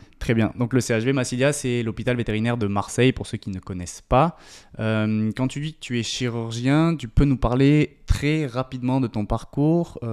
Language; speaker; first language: French; native; French